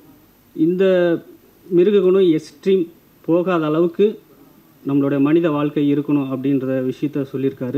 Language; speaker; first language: Tamil; native; Tamil